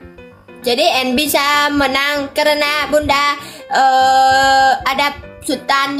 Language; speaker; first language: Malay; non-native, learner; Vietnamese